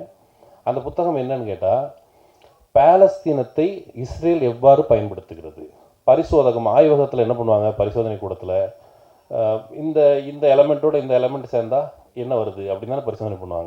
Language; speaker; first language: Tamil; native; Tamil